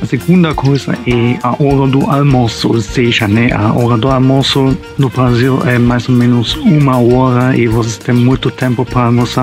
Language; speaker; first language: Portuguese; non-native, fluent; German